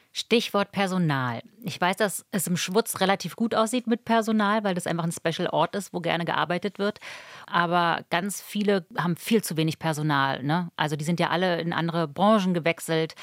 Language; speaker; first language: German; native; German